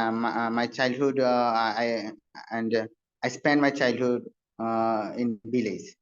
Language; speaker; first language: English; non-native, learner; Bangla